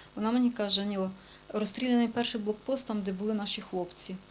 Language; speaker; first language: Ukrainian; native; Ukrainian